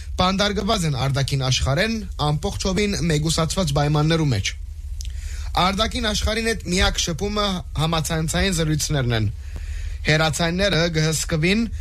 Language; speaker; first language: Armenian; early bilingual, heritage; Armenian